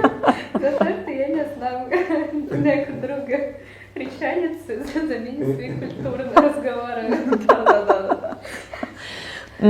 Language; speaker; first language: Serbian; non-native, learner; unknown